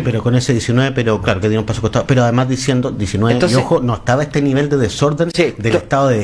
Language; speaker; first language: Spanish; native; Spanish